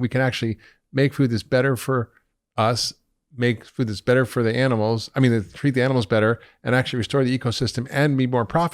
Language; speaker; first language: English; native; English